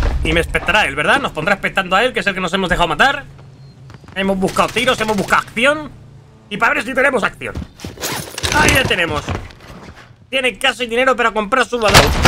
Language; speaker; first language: Spanish; native; Spanish